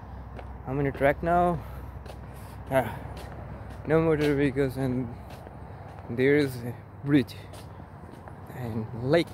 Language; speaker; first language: English; non-native, learner; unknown